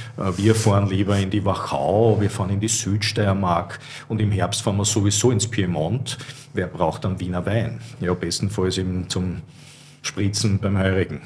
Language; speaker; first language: German; native; German